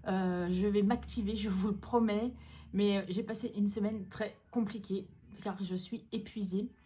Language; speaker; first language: French; native; French